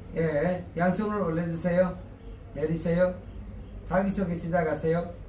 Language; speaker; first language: Korean; non-native, fluent; Nepali